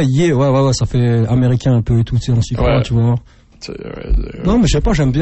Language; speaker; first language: French; native; French